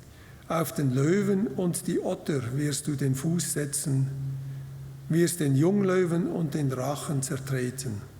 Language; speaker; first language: German; native; German